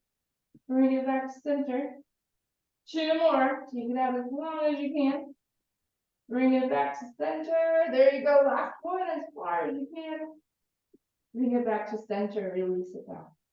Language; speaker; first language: English; native; English